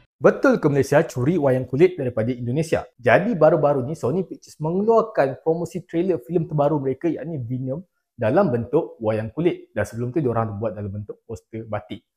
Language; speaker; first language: Malay; native; Malay